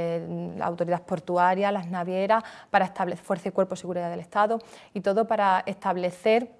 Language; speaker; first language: Spanish; native; Spanish